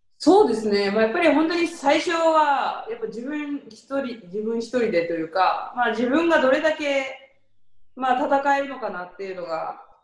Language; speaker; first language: Japanese; native; Japanese